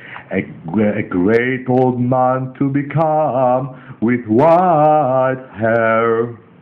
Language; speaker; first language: English; non-native, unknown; Greek